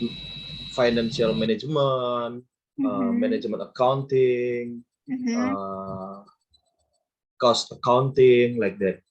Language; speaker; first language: English; non-native, learner; Indonesian